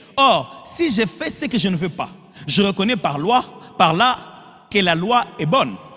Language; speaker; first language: French; non-native, local second language; Lingala